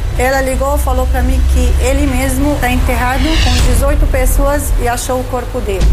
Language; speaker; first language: Portuguese; non-native, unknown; Arabic